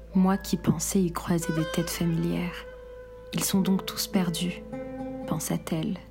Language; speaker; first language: French; non-native, local second language; Arabic